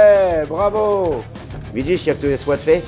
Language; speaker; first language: Polish; non-native, learner; French